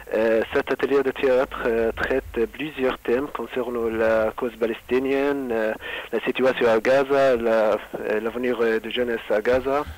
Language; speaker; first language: French; non-native, fluent; Arabic